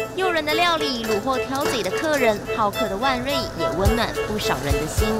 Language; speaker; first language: Chinese; native; Chinese